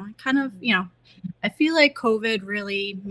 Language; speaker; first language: English; native; English